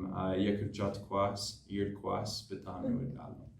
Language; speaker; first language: Amharic; non-native, learner; English